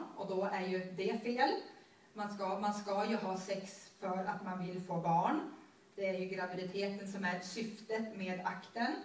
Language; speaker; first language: Swedish; native; Swedish